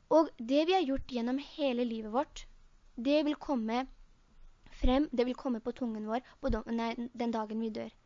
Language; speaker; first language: Norwegian; early bilingual, other home language; Urdu